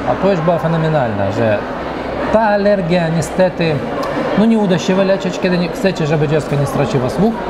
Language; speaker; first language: Polish; early bilingual, heritage; Russian